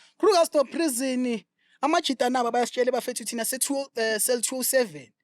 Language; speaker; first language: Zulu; non-native, local second language; Southern Sotho